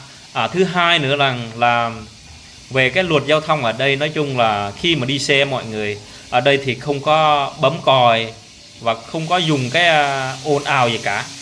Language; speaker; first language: Vietnamese; non-native, local second language; Jarai